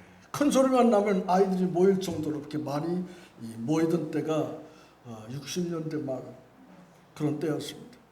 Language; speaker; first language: Korean; native; Korean